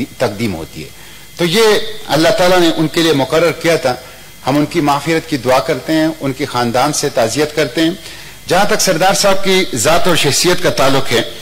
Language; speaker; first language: Urdu; non-native, local second language; Pashto